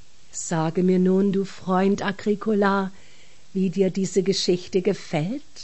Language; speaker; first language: German; native; German